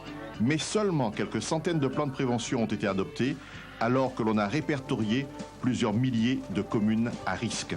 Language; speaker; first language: French; native; French